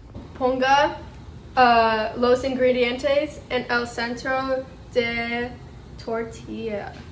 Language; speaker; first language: Spanish; non-native, learner; English